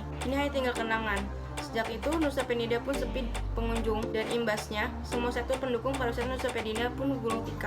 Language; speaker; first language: Indonesian; native; Indonesian